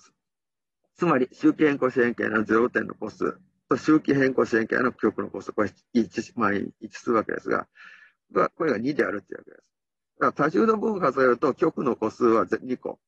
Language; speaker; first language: Japanese; native; Japanese